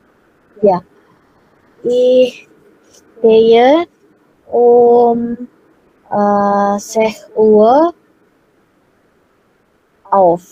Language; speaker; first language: German; non-native, learner; Indonesian